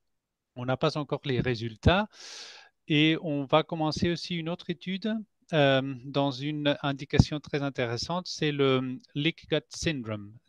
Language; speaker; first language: French; non-native, fluent; Spanish